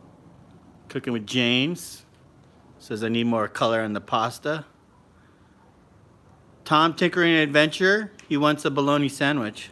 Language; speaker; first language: English; native; English